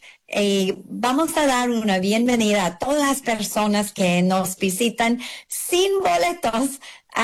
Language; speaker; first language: Spanish; early bilingual, heritage; English